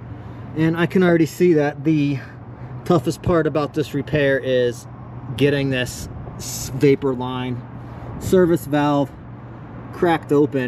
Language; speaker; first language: English; native; English